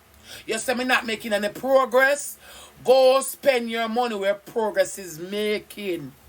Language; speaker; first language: English; non-native, local second language; Jamaican Creole English